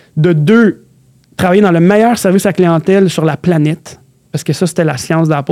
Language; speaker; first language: French; early bilingual, other home language; Arabic